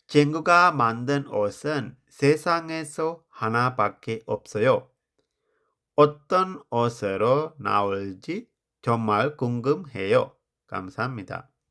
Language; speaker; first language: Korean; non-native, fluent; Sinhala